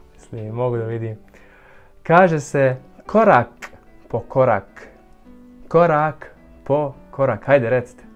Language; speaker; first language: Bosnian; non-native, fluent; Arabic